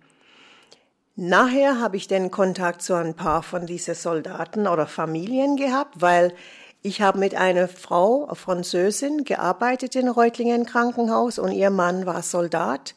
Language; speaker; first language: German; non-native, fluent; English